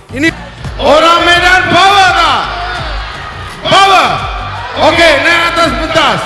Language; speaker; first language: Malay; non-native, local second language; Tamil